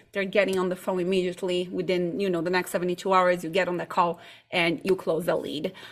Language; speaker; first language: English; non-native, fluent; Portuguese